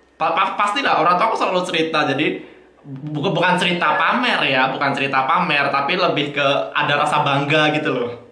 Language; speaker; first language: Indonesian; native; Indonesian